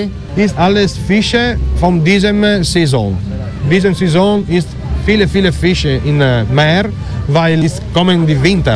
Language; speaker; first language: German; non-native, learner; Italian